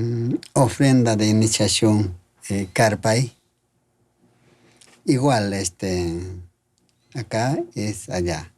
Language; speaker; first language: Spanish; non-native, local second language; Quechua